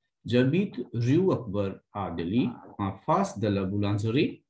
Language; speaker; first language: French; non-native, fluent; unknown